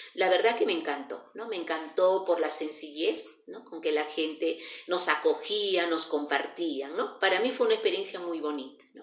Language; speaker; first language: Spanish; native; Spanish